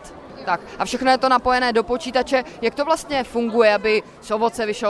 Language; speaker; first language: Czech; native; Czech